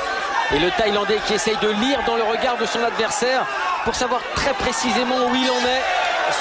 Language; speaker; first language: French; native; French